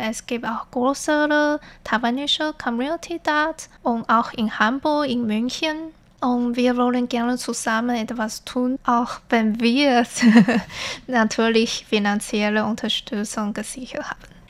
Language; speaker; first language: German; non-native, fluent; Chinese